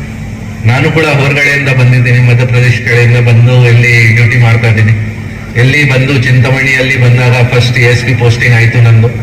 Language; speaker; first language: Kannada; non-native, local second language; Hindi